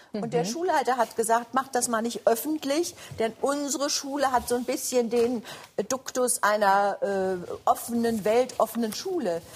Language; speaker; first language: German; native; German